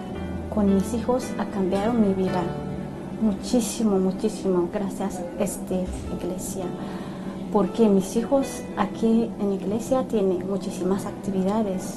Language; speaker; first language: Spanish; non-native, learner; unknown